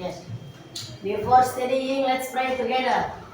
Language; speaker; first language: English; non-native, learner; Indonesian